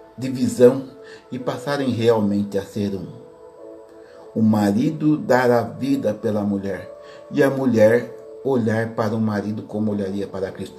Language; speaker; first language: Portuguese; native; Portuguese